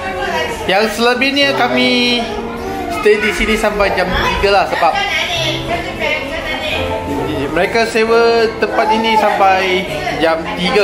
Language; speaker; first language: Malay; non-native, local second language; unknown